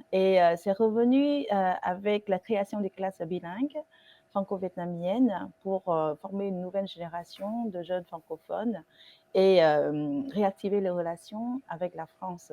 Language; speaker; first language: French; non-native, fluent; Vietnamese